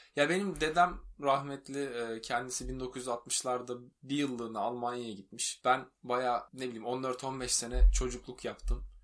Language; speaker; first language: Turkish; native; Turkish